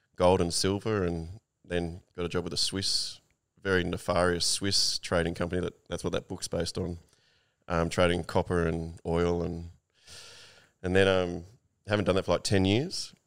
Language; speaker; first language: English; native; English